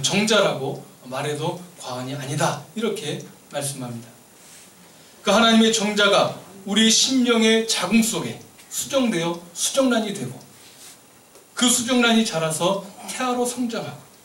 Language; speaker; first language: Korean; native; Korean